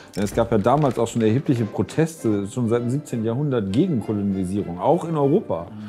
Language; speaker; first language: German; native; German